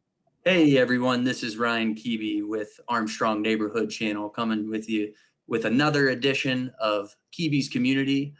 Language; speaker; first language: English; native; English